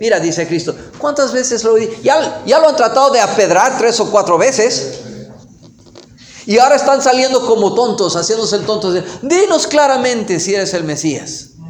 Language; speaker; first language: Spanish; non-native, fluent; English